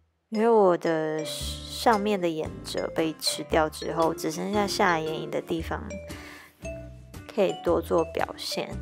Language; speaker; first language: Chinese; native; Chinese